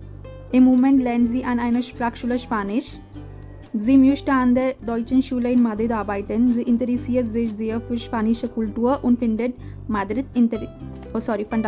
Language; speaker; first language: German; non-native, fluent; Hindi